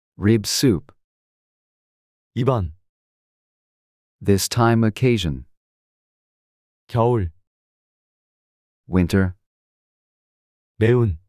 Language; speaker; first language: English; non-native, fluent; Korean